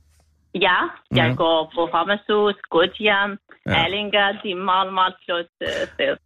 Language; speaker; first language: Danish; non-native, learner; Kurdish